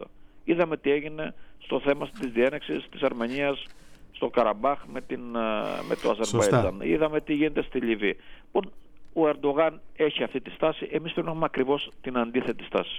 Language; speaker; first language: Greek; native; Greek